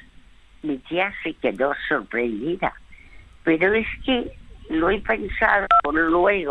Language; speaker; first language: Spanish; early bilingual, other home language; French